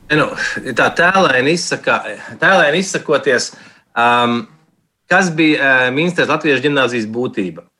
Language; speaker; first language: Latvian; early bilingual, heritage; Latvian